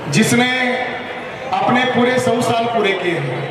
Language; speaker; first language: Hindi; non-native, local second language; Kannada